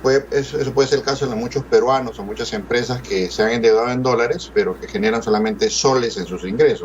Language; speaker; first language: Spanish; native; Spanish